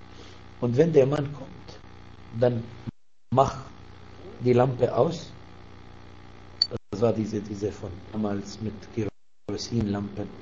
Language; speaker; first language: German; non-native, fluent; Arabic